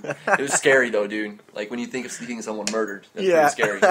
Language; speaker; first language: English; native; English